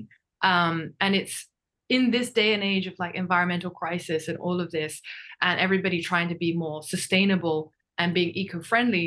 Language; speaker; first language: English; non-native, fluent; Japanese